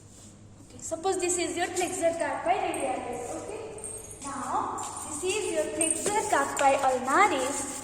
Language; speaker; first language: English; non-native, local second language; Hindi